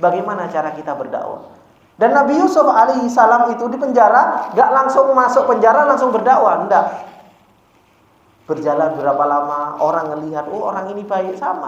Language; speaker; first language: Indonesian; native; Indonesian